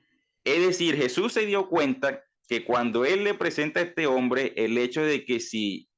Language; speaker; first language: Spanish; native; Spanish